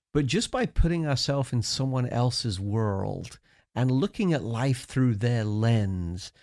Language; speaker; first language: English; native; English